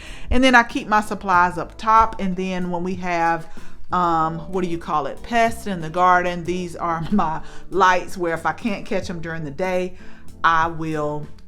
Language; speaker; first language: English; native; English